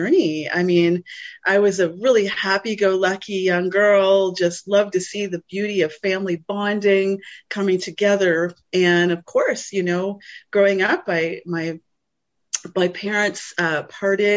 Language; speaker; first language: English; native; English